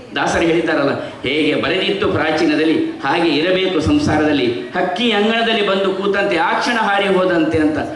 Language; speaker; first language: Kannada; non-native, local second language; Tulu